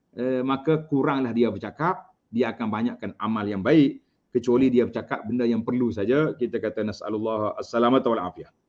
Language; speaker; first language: Malay; native; Malay